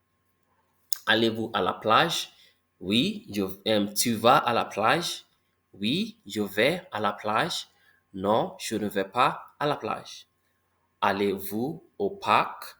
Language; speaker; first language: French; non-native, fluent; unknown